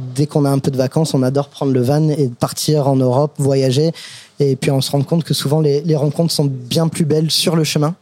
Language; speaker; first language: French; non-native, fluent; English